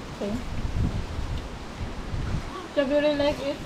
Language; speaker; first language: English; non-native, learner; Korean